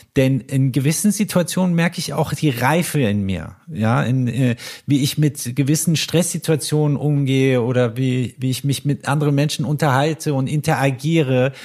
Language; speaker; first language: German; early bilingual, other home language; Persian